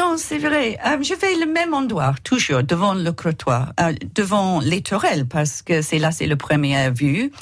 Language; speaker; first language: French; non-native, learner; English